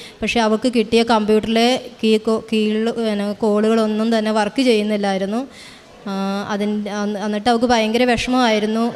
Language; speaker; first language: Malayalam; native; Malayalam